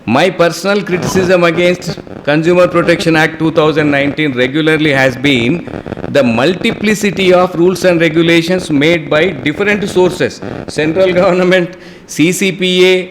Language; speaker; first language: English; non-native, local second language; Telugu